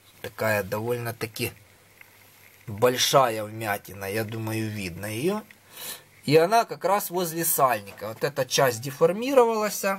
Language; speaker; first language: Russian; non-native, local second language; Ukrainian